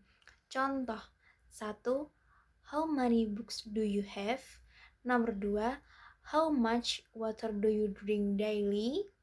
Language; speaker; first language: English; non-native, learner; Indonesian